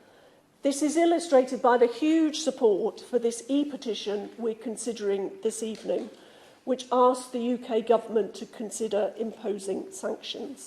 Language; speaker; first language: English; native; English